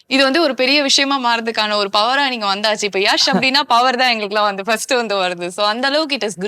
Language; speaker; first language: Tamil; native; Tamil